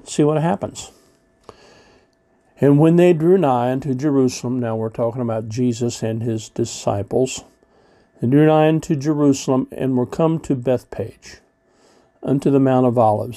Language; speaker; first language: English; native; English